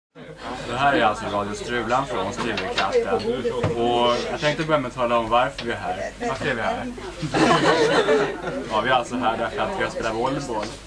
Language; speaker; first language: Swedish; native; Swedish